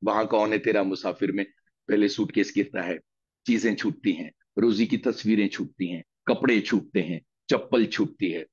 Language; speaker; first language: Hindi; native; Hindi